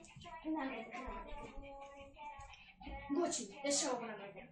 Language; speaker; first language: Hungarian; early bilingual, heritage; Hungarian